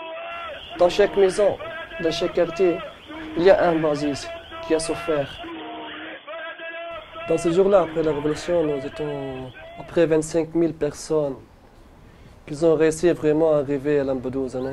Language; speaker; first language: French; non-native, local second language; Arabic